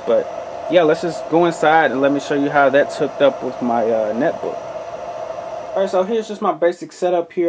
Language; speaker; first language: English; native; English